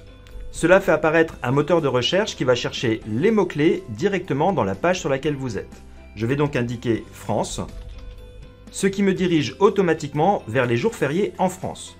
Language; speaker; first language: French; native; French